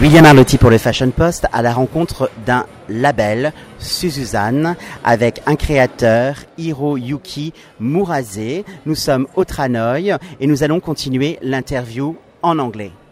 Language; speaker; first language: French; native; French